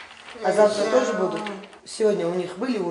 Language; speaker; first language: Russian; non-native, fluent; Georgian